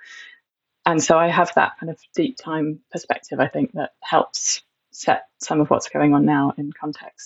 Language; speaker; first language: English; native; English